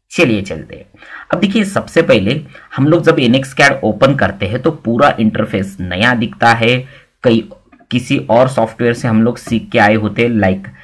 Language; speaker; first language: Hindi; non-native, local second language; Marathi